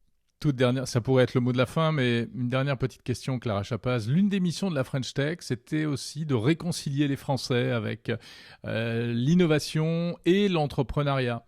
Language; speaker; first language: French; native; French